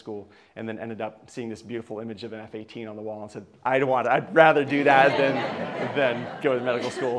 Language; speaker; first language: English; native; English